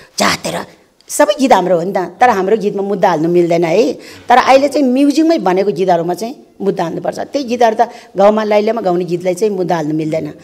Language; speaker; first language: Nepali; non-native, local second language; Eastern Tamang